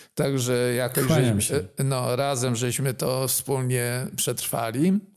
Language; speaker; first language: Polish; native; Polish